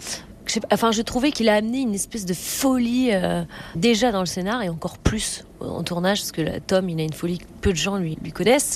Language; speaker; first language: French; native; French